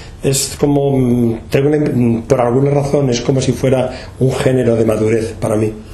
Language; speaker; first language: Spanish; native; Spanish